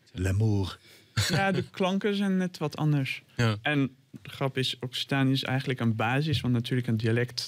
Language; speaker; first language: Dutch; non-native, fluent; French